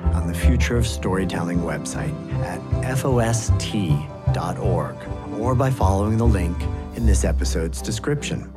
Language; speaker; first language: English; native; English